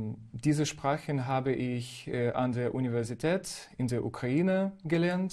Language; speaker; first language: German; non-native, fluent; Ukrainian